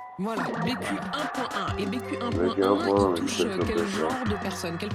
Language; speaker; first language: French; native; French